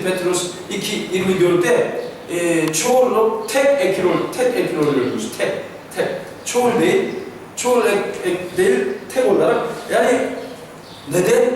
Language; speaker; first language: Turkish; non-native, fluent; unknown